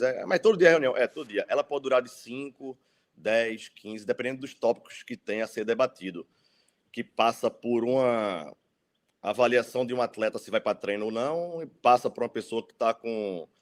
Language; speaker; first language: Portuguese; native; Portuguese